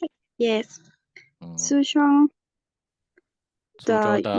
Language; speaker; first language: Chinese; non-native, learner; Spanish